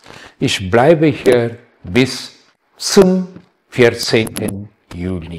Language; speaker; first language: German; non-native, fluent; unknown